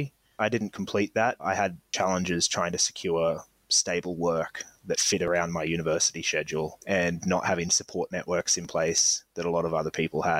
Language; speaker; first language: English; native; English